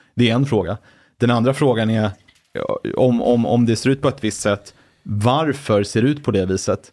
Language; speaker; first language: Swedish; native; Swedish